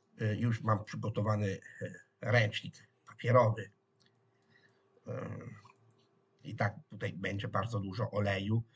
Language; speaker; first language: Polish; non-native, fluent; Italian